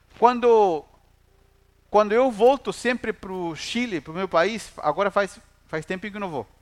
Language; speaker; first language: Portuguese; non-native, fluent; Spanish